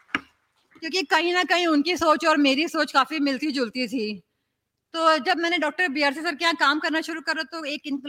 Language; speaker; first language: Hindi; native; Hindi